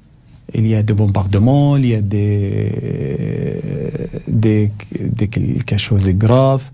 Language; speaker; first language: French; non-native, learner; Arabic